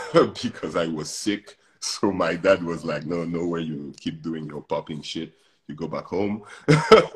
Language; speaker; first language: English; non-native, fluent; French